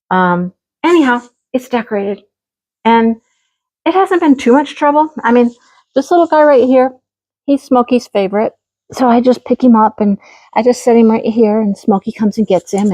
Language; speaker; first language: English; native; English